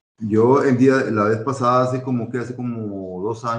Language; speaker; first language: Spanish; native; Spanish